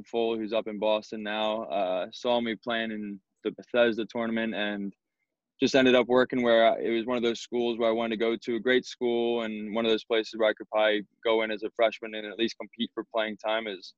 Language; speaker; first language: English; native; English